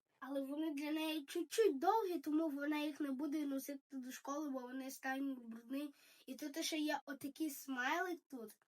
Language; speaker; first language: Ukrainian; early bilingual, heritage; Ukrainian